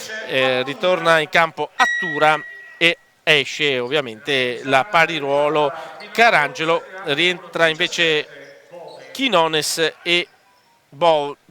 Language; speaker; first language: Italian; native; Italian